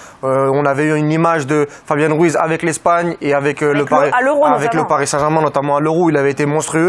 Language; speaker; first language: French; native; French